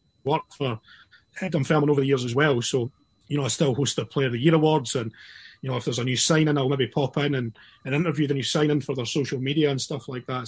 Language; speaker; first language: English; native; English